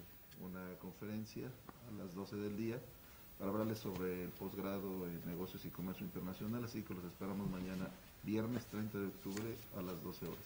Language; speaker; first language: Spanish; native; Spanish